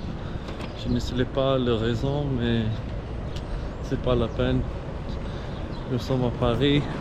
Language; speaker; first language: French; non-native, learner; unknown